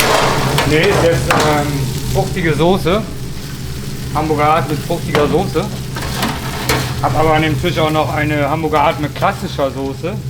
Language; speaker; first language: German; native; German